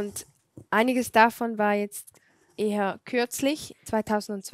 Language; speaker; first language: German; non-native, fluent; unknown